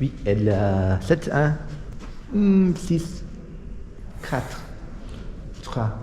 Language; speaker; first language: French; non-native, learner; Spanish